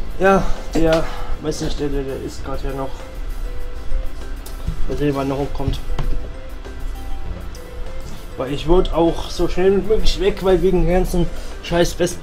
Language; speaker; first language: German; native; German